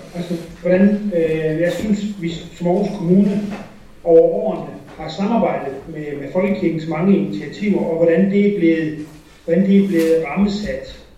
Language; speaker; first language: Danish; native; Danish